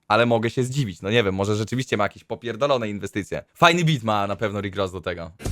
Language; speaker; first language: Polish; native; Polish